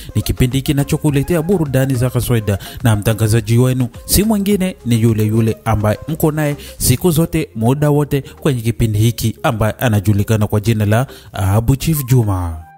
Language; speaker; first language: Swahili; native; Swahili